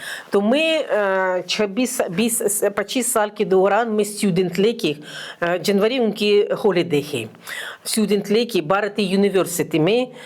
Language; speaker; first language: Hindi; non-native, fluent; Russian